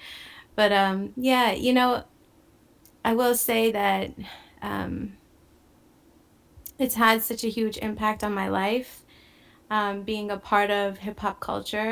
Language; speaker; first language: English; native; English